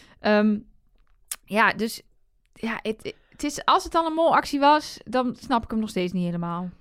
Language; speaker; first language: Dutch; native; Dutch